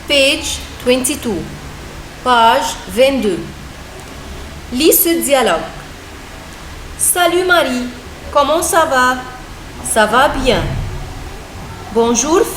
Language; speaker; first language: French; non-native, fluent; Arabic